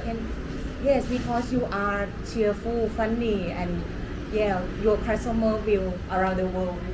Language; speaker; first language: English; non-native, learner; Thai